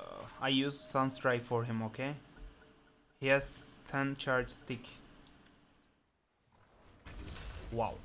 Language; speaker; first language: English; non-native, learner; Turkish